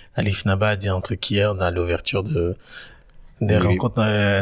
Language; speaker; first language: French; native; French